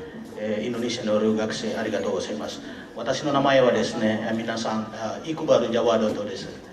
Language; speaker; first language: Japanese; non-native, learner; Indonesian